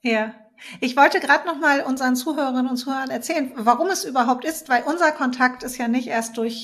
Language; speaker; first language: German; native; German